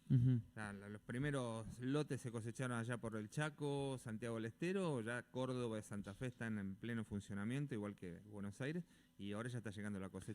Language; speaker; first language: Spanish; native; Spanish